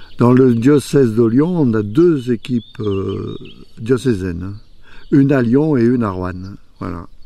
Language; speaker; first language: French; native; French